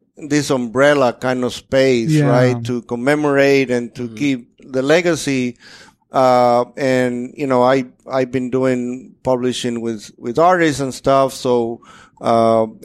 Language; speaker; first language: English; non-native, fluent; Spanish